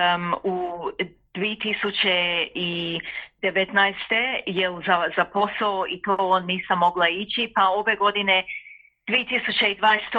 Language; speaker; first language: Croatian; early bilingual, heritage; Croatian